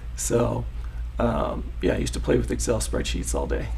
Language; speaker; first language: English; native; English